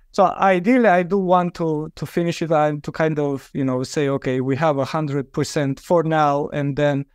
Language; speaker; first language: English; non-native, fluent; Romanian